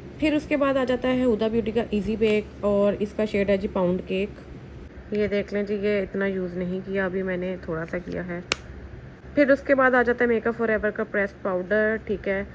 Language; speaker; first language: Urdu; native; Urdu